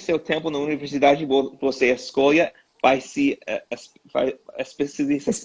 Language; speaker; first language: Portuguese; non-native, learner; English